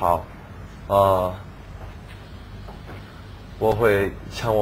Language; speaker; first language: Chinese; non-native, learner; Korean